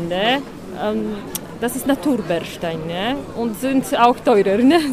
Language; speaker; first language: German; non-native, fluent; Polish